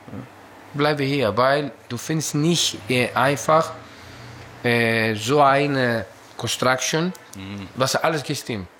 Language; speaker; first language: German; non-native, learner; Greek